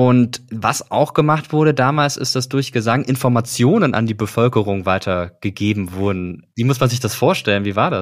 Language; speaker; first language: German; native; German